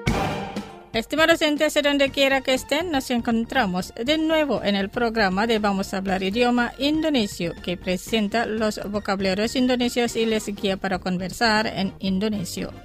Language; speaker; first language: Spanish; non-native, fluent; Indonesian